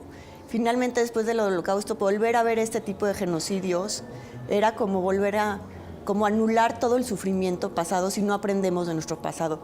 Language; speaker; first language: Spanish; native; Spanish